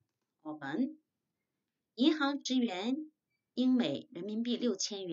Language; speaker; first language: Chinese; non-native, fluent; Korean